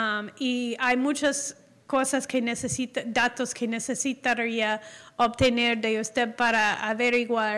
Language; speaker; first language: Spanish; non-native, fluent; English